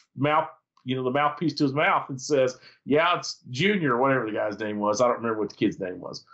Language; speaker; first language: English; native; English